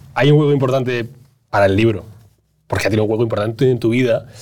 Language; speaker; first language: Spanish; native; Spanish